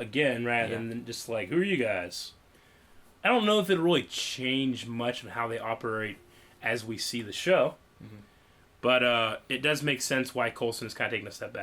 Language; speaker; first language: English; native; English